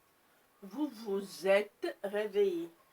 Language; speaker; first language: French; non-native, local second language; Arabic